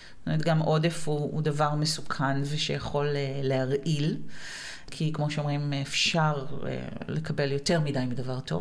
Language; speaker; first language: Hebrew; native; Hebrew